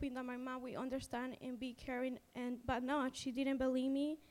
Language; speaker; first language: English; non-native, fluent; Spanish